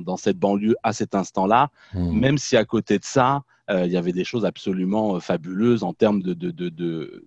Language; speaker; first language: French; native; French